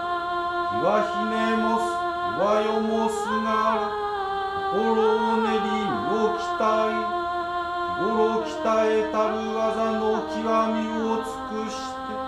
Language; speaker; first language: Japanese; native; Japanese